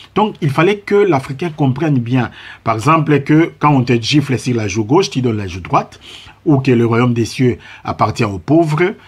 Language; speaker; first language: French; non-native, local second language; Lingala